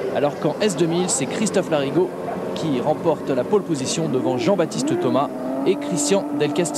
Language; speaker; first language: French; native; French